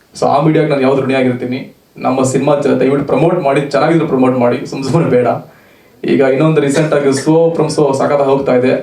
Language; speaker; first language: Kannada; native; Kannada